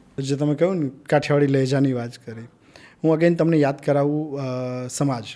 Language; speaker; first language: Gujarati; native; Gujarati